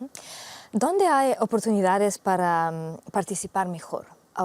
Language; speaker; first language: Spanish; non-native, fluent; Slovenian